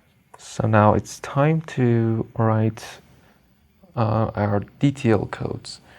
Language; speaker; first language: English; non-native, fluent; Persian